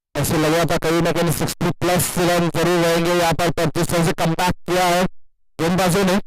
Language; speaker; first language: Hindi; non-native, local second language; Marathi